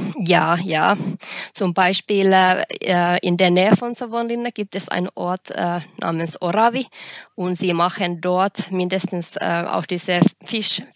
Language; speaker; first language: German; non-native, fluent; Finnish